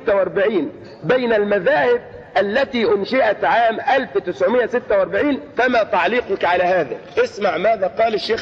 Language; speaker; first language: Arabic; native; Arabic